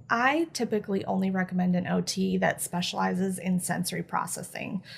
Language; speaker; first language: English; native; English